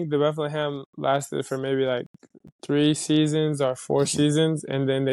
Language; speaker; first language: English; native; English